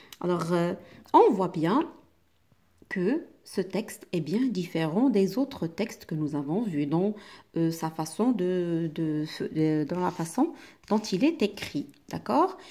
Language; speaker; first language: French; non-native, local second language; Arabic